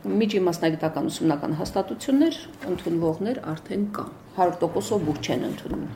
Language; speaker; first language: Armenian; native; Armenian